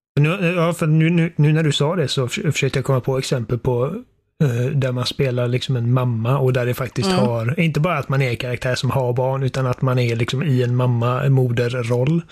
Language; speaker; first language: Swedish; native; Swedish